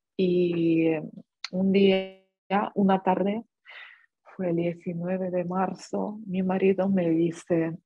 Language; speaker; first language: Spanish; non-native, fluent; Ukrainian